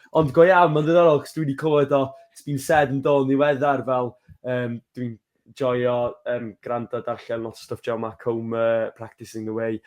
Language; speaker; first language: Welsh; native; Welsh